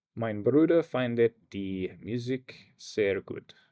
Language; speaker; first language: German; non-native, learner; English